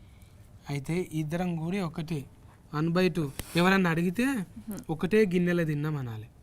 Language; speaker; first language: Telugu; native; Telugu